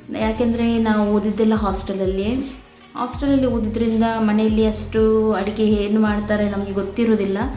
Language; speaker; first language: Kannada; non-native, local second language; Konkani